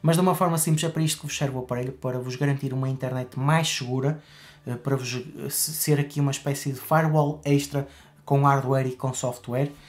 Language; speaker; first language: Portuguese; native; Portuguese